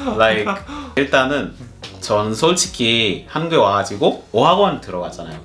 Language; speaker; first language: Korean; non-native, fluent; Gusii